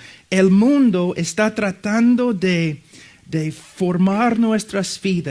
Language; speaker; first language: Spanish; non-native, fluent; English